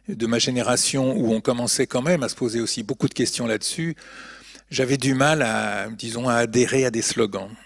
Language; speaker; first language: French; native; French